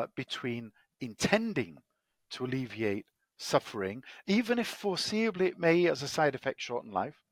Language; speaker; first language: English; native; English